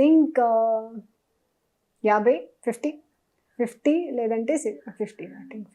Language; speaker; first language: Telugu; non-native, learner; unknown